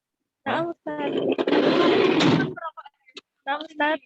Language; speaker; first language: Arabic; non-native, learner; Indonesian